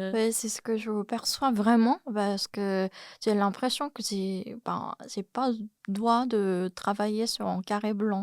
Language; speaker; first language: French; non-native, fluent; Korean